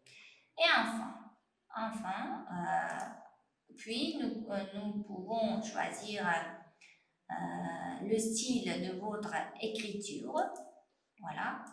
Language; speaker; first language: French; non-native, fluent; Uzbek